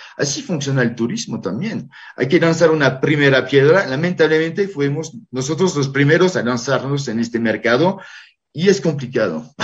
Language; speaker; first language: Spanish; non-native, fluent; French